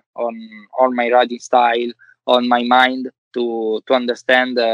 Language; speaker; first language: English; non-native, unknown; Italian